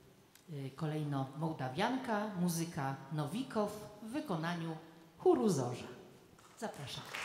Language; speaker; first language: Polish; native; Polish